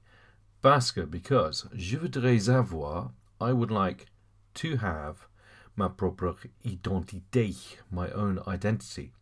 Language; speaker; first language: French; non-native, fluent; English